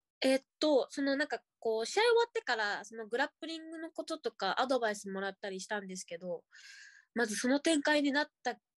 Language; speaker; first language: Japanese; native; Japanese